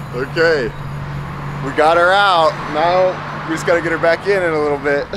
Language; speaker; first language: English; native; English